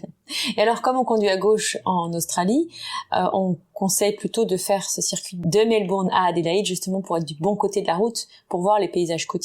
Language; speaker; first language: French; native; French